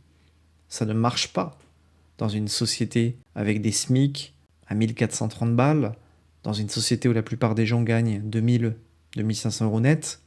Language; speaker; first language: French; native; French